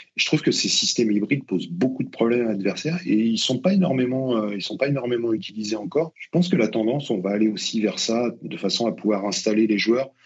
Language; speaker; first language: French; native; French